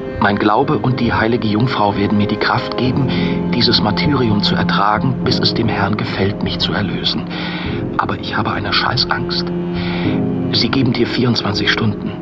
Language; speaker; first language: German; native; German